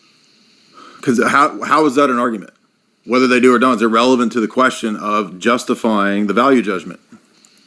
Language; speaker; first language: English; native; English